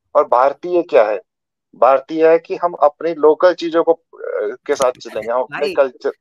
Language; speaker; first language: Hindi; native; Hindi